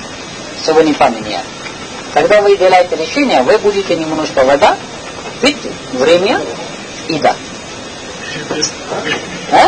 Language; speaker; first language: Russian; non-native, learner; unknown